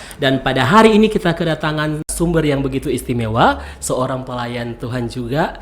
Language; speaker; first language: Indonesian; native; Indonesian